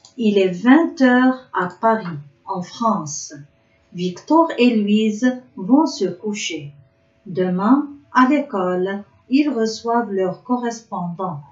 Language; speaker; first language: French; non-native, local second language; Arabic